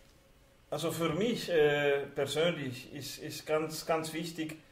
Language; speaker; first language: German; non-native, fluent; Hungarian